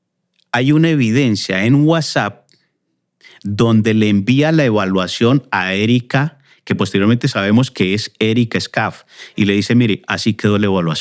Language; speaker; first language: Spanish; native; Spanish